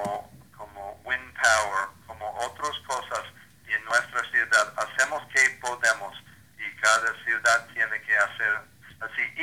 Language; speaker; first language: Spanish; non-native, learner; English